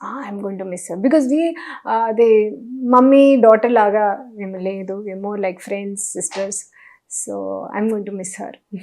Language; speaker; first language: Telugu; non-native, learner; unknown